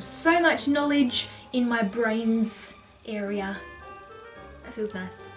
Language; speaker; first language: English; native; English